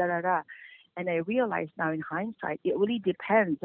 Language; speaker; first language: English; non-native, local second language; Filipino